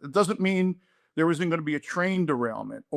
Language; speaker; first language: English; native; English